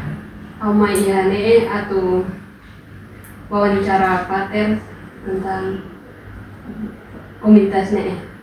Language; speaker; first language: Indonesian; non-native, local second language; Tetum